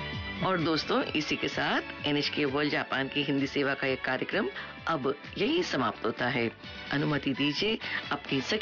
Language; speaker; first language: Hindi; native; Hindi